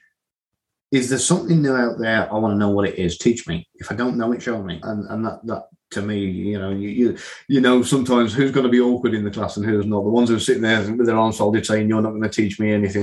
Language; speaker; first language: English; native; English